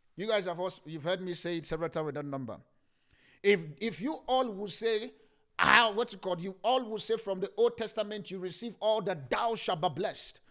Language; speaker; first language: English; non-native, local second language; Yoruba